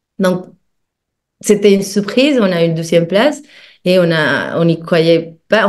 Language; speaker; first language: French; non-native, fluent; Spanish